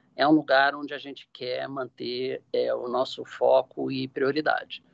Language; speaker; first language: Portuguese; native; Portuguese